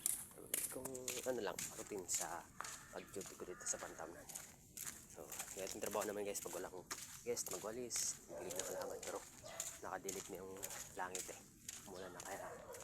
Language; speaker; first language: Filipino; native; Filipino